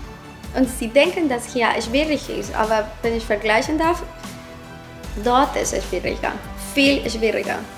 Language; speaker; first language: German; non-native, fluent; Spanish